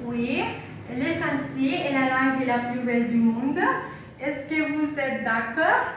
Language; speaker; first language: French; non-native, fluent; Spanish